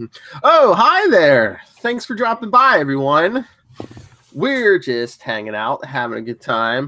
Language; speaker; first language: English; native; English